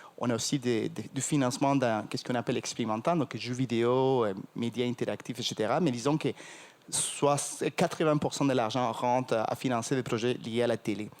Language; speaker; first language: French; non-native, fluent; Spanish